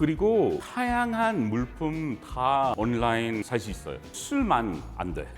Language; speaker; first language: Korean; non-native, learner; English